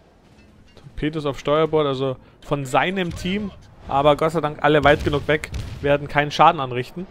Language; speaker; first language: German; native; German